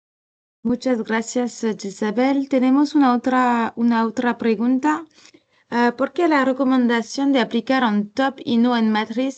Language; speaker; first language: Spanish; non-native, learner; French